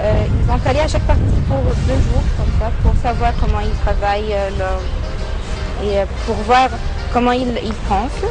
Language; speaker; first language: French; non-native, fluent; Arabic